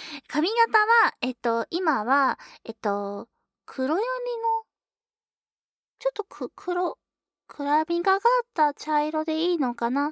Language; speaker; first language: Japanese; native; Japanese